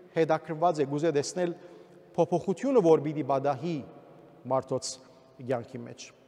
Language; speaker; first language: Armenian; early bilingual, heritage; Armenian